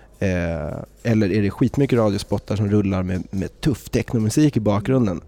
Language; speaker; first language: Swedish; native; Swedish